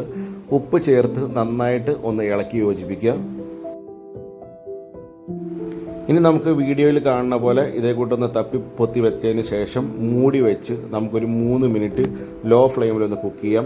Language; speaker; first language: Malayalam; native; Malayalam